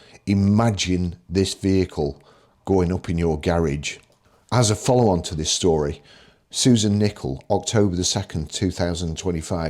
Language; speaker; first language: English; native; English